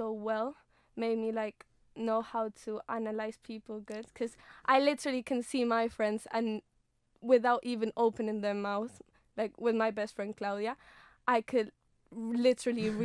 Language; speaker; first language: English; non-native, fluent; Spanish